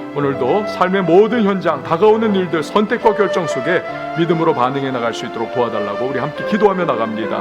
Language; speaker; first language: Korean; native; Korean